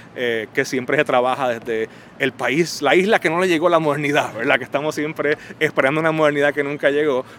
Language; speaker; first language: Spanish; native; Spanish